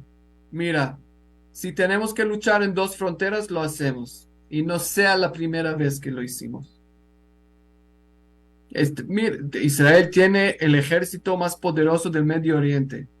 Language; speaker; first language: Spanish; non-native, fluent; Hebrew